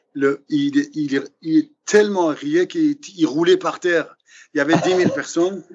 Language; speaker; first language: French; non-native, fluent; Persian